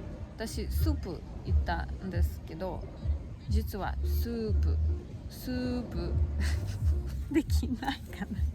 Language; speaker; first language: Japanese; non-native, learner; Russian